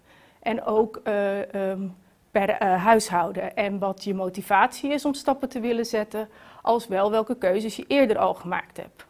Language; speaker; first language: Dutch; native; Dutch